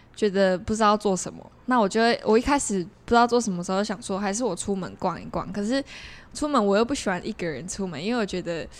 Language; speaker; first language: Chinese; non-native, local second language; Min Nan Chinese